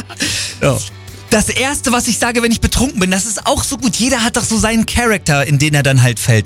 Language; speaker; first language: German; native; German